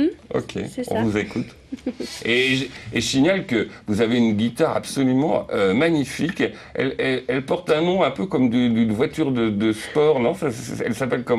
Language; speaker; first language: French; native; French